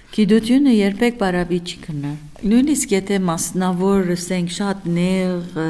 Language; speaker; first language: Armenian; early bilingual, heritage; Armenian